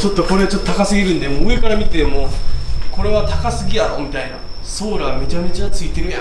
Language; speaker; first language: Japanese; native; Japanese